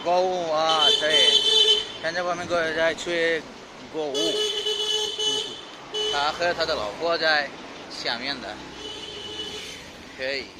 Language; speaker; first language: Chinese; non-native, learner; Bangla